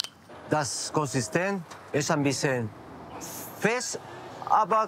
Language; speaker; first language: German; non-native, learner; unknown